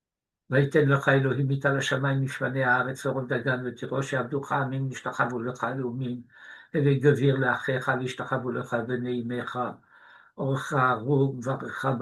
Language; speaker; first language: Hebrew; non-native, fluent; French